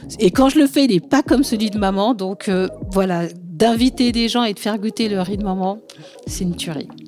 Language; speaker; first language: French; early bilingual, other home language; Bambara